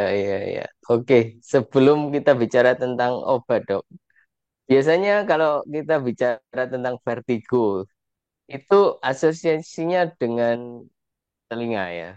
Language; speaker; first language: Indonesian; native; Indonesian